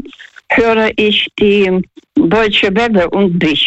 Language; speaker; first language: German; non-native, learner; Russian